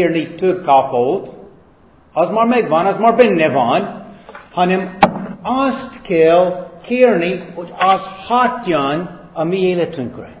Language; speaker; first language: Hungarian; non-native, fluent; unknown